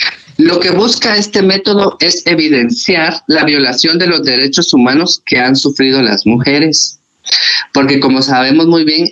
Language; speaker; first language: Spanish; native; Spanish